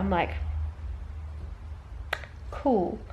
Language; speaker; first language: English; native; English